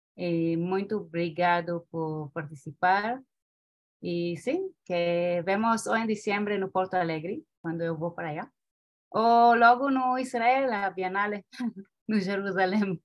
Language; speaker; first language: Portuguese; non-native, learner; Spanish